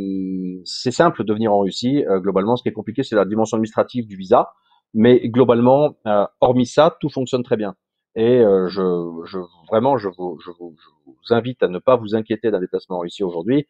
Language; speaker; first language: French; native; French